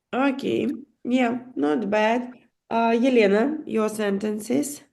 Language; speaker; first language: English; non-native, fluent; Ukrainian